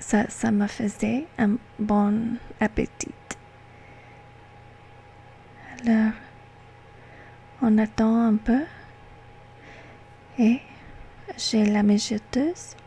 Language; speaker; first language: French; non-native, learner; English